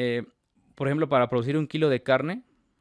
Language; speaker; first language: Spanish; native; Spanish